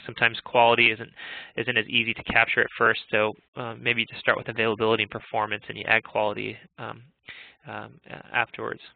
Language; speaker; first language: English; native; English